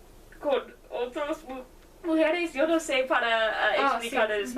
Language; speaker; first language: Spanish; non-native, learner; English